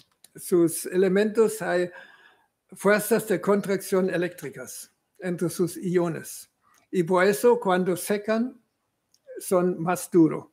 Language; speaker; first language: Spanish; non-native, fluent; German